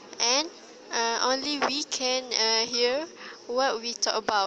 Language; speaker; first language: English; non-native, learner; Malay